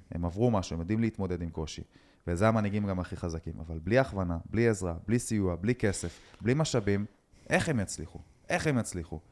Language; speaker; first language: Hebrew; native; Hebrew